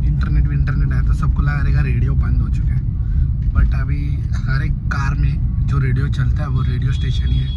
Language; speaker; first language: Hindi; non-native, local second language; Marathi